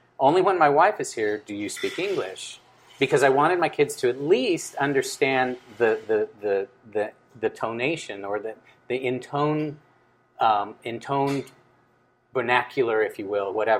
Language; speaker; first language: English; early bilingual, other home language; Spanish